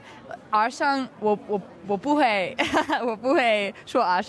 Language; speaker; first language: Chinese; non-native, learner; English